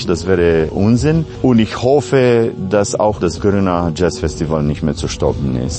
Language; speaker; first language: German; non-native, fluent; Romanian